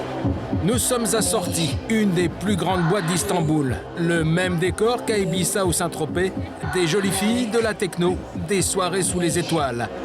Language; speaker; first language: French; native; French